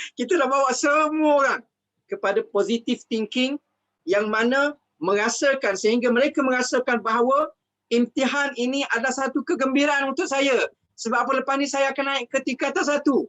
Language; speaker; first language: Malay; native; Malay